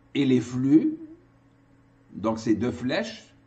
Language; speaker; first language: French; non-native, local second language; Arabic